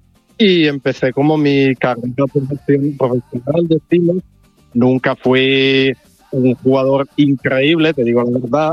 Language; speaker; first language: Spanish; non-native, fluent; Italian